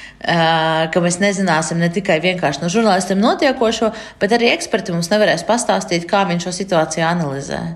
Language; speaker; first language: Latvian; non-native, local second language; Russian